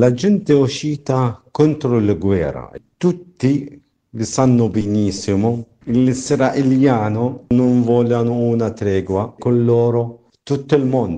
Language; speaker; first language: Italian; non-native, learner; Arabic